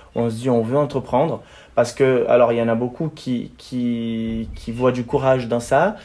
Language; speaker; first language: French; non-native, fluent; Portuguese